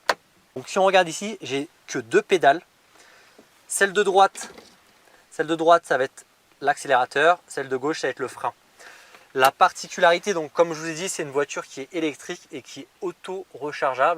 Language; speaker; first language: French; native; French